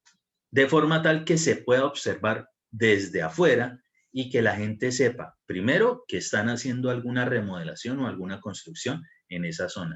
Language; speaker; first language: Spanish; native; Spanish